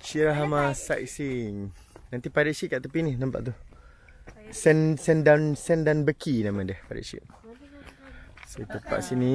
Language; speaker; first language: Malay; native; Malay